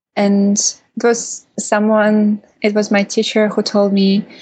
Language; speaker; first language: English; non-native, fluent; Russian